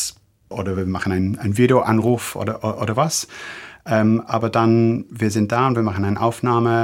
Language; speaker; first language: German; non-native, fluent; English